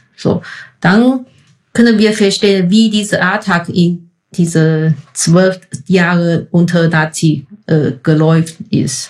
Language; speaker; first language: German; non-native, fluent; Chinese